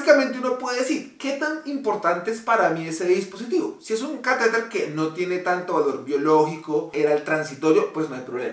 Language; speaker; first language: Spanish; native; Spanish